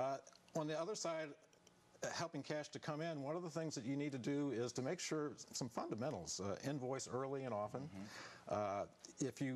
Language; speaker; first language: English; native; English